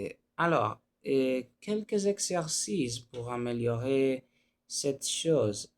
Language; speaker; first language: French; non-native, learner; Spanish